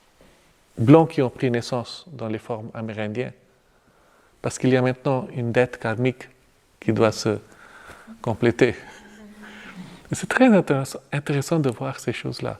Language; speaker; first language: French; non-native, fluent; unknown